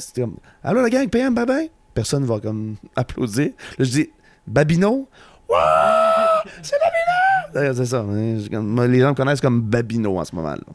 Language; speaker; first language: French; native; French